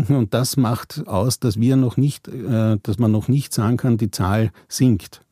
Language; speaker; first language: German; native; German